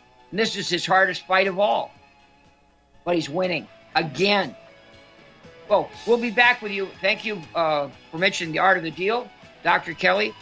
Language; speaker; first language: English; native; English